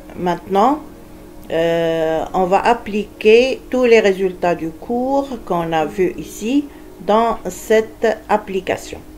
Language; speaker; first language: French; non-native, local second language; Arabic